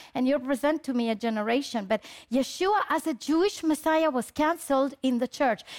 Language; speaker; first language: English; early bilingual, other home language; Spanish